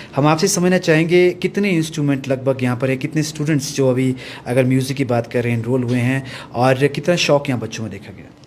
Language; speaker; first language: Hindi; native; Hindi